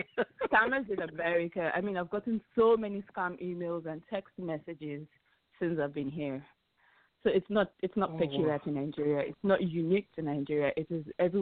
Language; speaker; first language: English; non-native, local second language; Yoruba